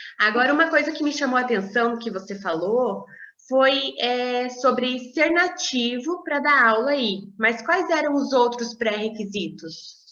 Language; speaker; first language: Portuguese; native; Portuguese